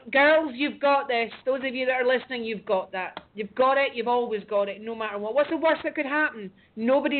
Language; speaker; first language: English; native; English